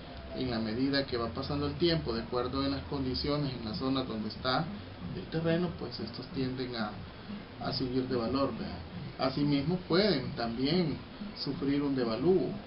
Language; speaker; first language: Spanish; native; Spanish